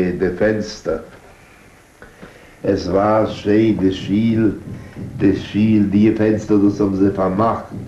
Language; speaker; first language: German; non-native, learner; Polish